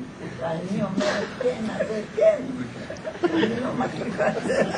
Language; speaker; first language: Hebrew; non-native, fluent; Polish